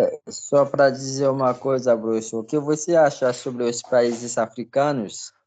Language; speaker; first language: Portuguese; non-native, fluent; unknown